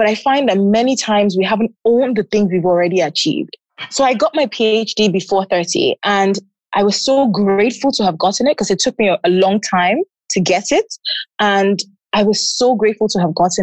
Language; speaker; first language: English; non-native, local second language; Yoruba